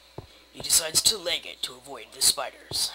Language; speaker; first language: English; native; English